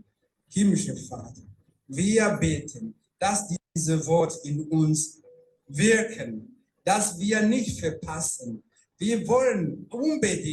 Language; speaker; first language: German; non-native, fluent; Rundi